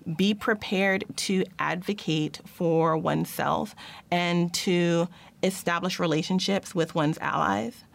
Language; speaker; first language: English; native; English